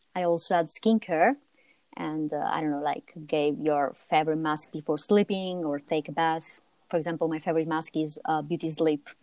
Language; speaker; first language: English; non-native, fluent; Italian